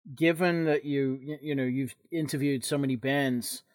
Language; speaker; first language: English; native; English